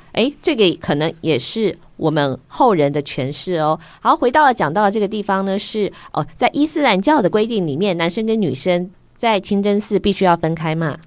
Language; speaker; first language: Chinese; native; Chinese